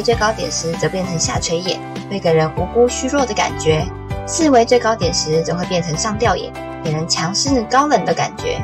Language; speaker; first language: Chinese; native; Chinese